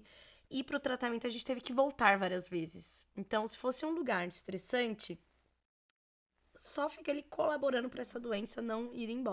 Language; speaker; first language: Portuguese; native; Portuguese